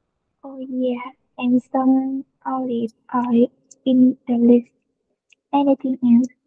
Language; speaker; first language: English; non-native, learner; Vietnamese